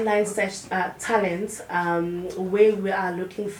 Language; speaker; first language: English; non-native, local second language; Zulu